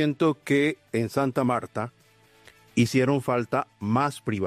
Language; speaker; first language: Spanish; native; Spanish